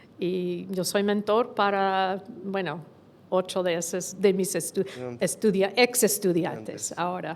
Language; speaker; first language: Spanish; non-native, fluent; English